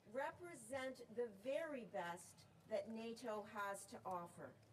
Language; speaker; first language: English; native; English